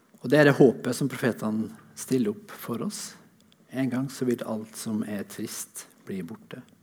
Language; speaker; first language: Norwegian; native; Norwegian